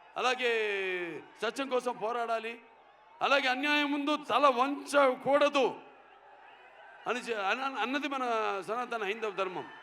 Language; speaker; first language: Telugu; native; Telugu